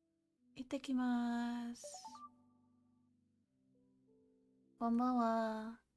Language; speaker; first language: Japanese; non-native, learner; English